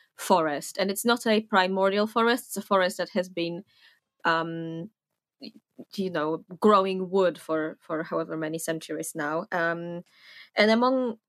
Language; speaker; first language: English; non-native, fluent; Polish